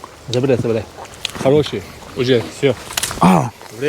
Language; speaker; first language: Russian; non-native, local second language; Chechen